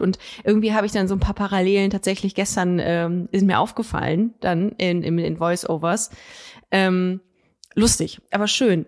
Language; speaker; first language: German; native; German